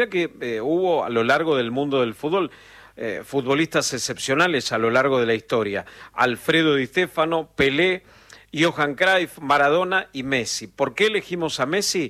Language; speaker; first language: Spanish; native; Spanish